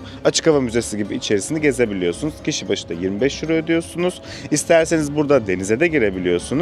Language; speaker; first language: Turkish; native; Turkish